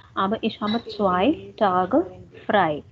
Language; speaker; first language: German; non-native, learner; Hindi